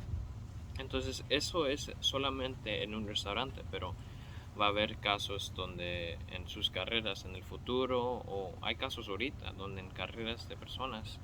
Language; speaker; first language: Spanish; early bilingual, heritage; Spanish